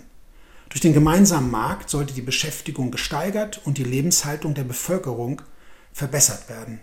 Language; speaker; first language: German; native; German